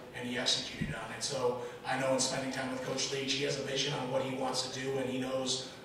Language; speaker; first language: English; native; English